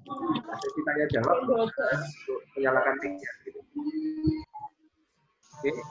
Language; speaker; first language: Indonesian; native; Indonesian